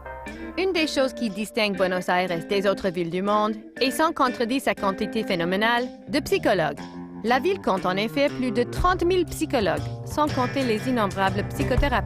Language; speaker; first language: French; native; French